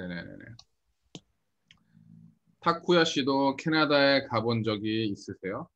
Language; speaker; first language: Korean; early bilingual, heritage; Korean